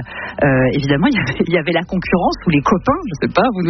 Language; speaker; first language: French; native; French